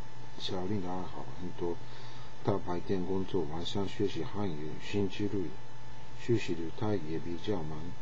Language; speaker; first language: Chinese; non-native, learner; Japanese